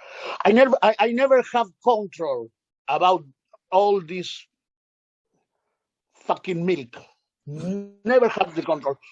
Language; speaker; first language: English; non-native, learner; Spanish